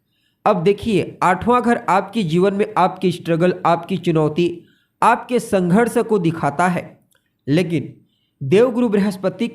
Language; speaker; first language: Hindi; native; Hindi